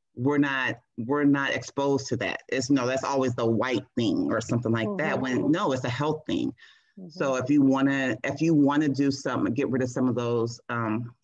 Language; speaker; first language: English; native; English